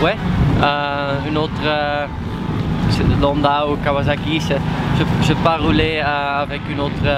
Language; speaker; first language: French; non-native, learner; Dutch